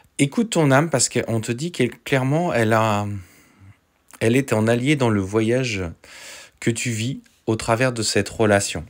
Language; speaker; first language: French; native; French